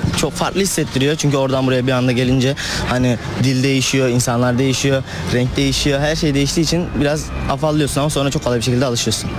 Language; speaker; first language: Turkish; early bilingual, other home language; Arabic